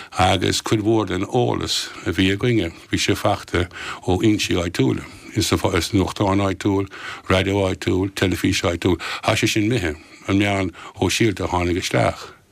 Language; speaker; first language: Irish; non-native, local second language; English